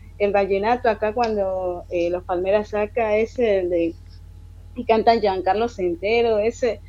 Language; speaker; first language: Spanish; native; Spanish